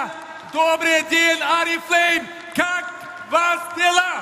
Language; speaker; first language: Russian; non-native, fluent; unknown